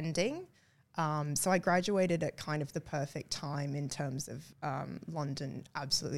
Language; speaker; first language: English; native; English